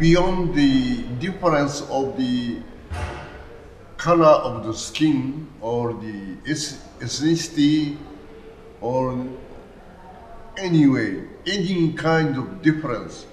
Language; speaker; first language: English; non-native, learner; Japanese